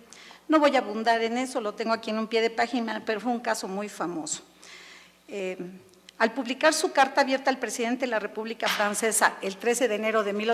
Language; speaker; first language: Spanish; native; Spanish